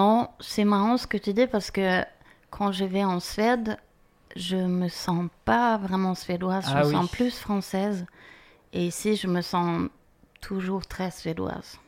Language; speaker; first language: French; non-native, fluent; Swedish